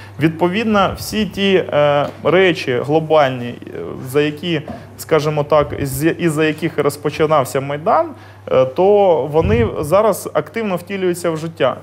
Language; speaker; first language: Ukrainian; non-native, local second language; Russian